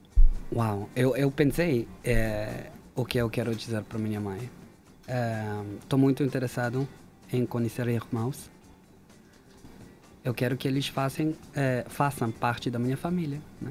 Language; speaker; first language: Portuguese; non-native, fluent; Hebrew